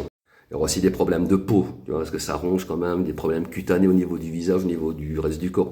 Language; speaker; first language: French; native; French